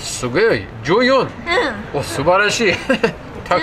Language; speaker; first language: Japanese; non-native, learner; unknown